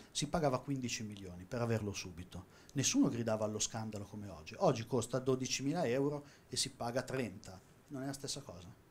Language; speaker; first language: Italian; native; Italian